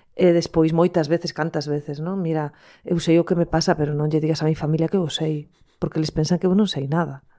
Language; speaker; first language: Galician; non-native, local second language; Spanish